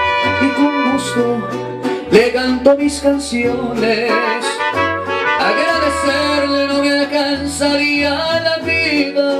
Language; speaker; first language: Spanish; native; Spanish